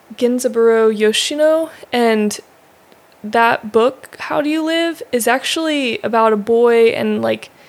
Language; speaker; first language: English; native; English